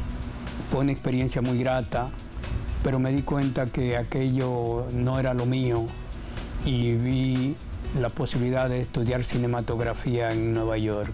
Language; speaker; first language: Spanish; native; Spanish